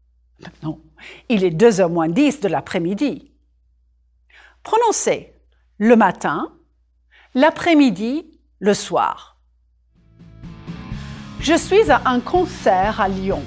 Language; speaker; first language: French; non-native, fluent; English